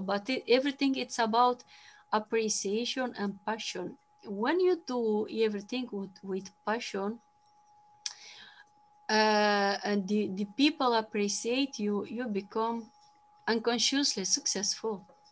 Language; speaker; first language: English; non-native, fluent; Romanian